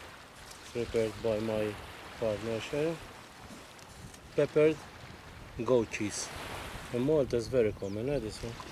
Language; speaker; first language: English; non-native, local second language; Maltese